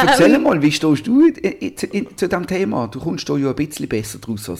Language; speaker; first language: German; native; German